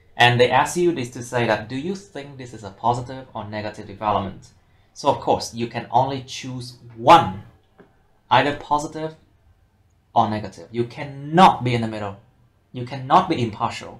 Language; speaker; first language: English; non-native, fluent; Vietnamese